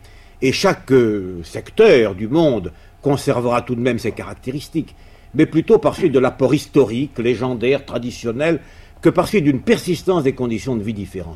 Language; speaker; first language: French; native; French